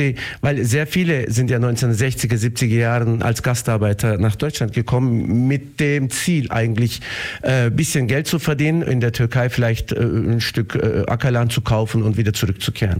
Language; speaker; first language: German; early bilingual, other home language; Turkish